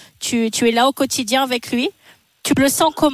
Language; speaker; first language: French; native; French